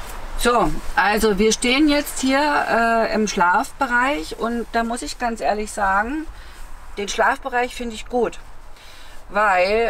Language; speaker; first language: German; native; German